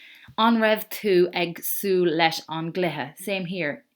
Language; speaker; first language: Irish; non-native, local second language; English